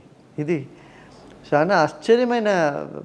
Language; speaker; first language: Telugu; non-native, local second language; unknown